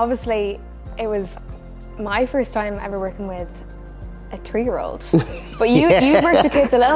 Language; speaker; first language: English; native; English